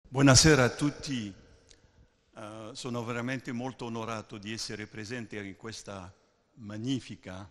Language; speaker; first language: Italian; non-native, fluent; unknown